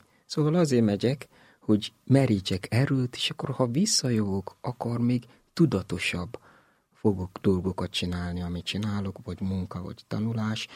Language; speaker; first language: Hungarian; non-native, learner; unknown